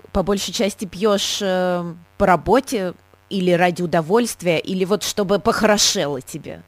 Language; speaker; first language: Russian; native; Russian